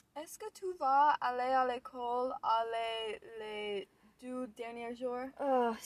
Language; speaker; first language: French; non-native, learner; English